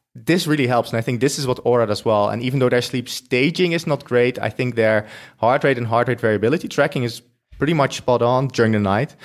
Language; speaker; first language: English; non-native, fluent; Dutch